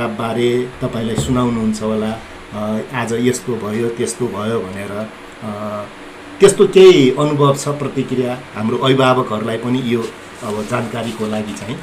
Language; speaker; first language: Nepali; non-native, local second language; Newari